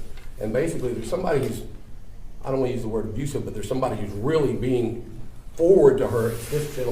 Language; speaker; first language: English; native; English